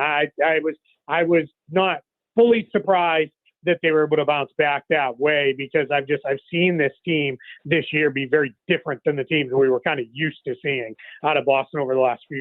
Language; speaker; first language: English; native; English